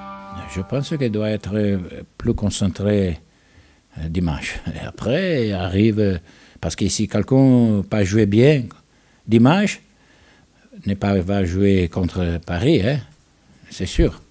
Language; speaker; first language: French; non-native, learner; Italian